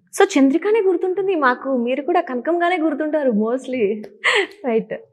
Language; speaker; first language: Telugu; native; Telugu